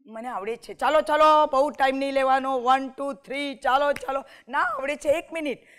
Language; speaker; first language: Gujarati; non-native, local second language; Marathi